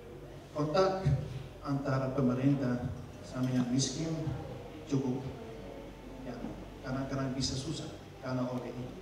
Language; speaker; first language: Indonesian; non-native, fluent; Dutch